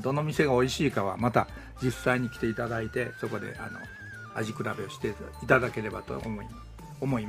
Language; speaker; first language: Japanese; native; Japanese